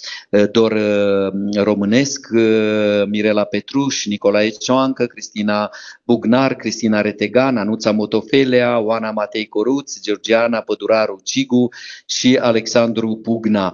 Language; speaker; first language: Romanian; native; Romanian